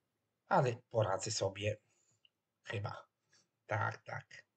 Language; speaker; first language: Polish; non-native, fluent; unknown